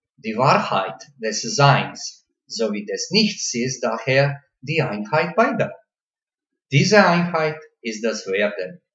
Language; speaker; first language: German; non-native, learner; Croatian